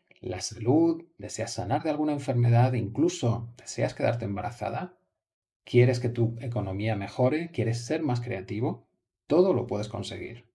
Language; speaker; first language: Spanish; native; Spanish